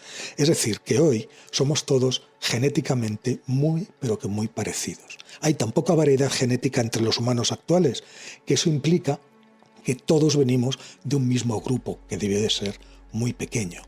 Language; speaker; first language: Spanish; native; Spanish